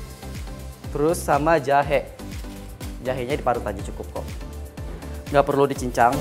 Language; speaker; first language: Indonesian; native; Indonesian